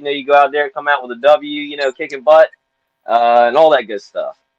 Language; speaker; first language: English; native; English